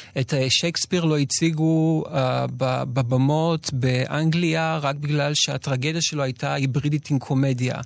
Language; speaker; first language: Hebrew; native; Hebrew